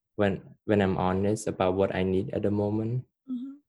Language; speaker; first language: English; non-native, fluent; Khmer